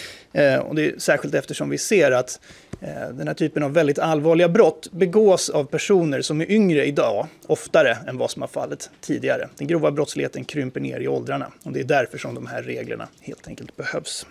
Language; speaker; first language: Swedish; native; Swedish